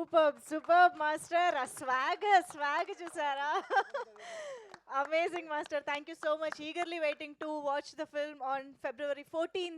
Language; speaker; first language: Telugu; native; Telugu